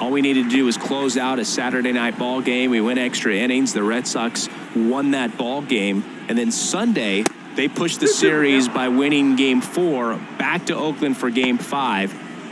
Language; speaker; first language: English; native; English